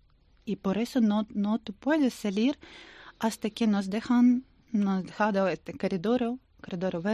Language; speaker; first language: Spanish; non-native, learner; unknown